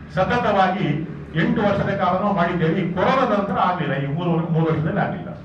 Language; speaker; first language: Kannada; non-native, local second language; Konkani